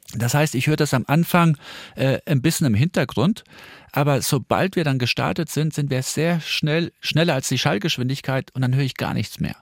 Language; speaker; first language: German; native; German